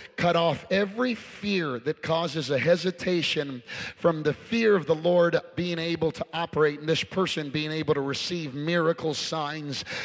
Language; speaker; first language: English; early bilingual, other home language; Spanish